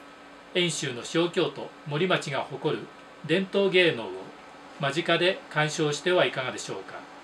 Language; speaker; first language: Japanese; native; Japanese